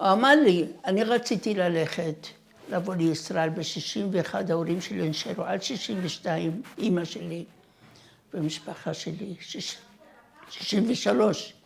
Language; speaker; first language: Hebrew; non-native, fluent; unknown